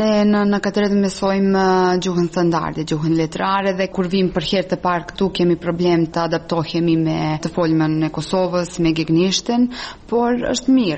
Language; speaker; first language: Albanian; non-native, fluent; Serbian